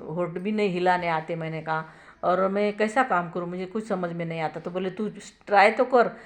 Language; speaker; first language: Hindi; non-native, local second language; Marathi